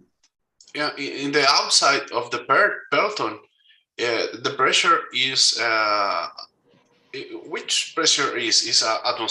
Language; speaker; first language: English; non-native, fluent; Spanish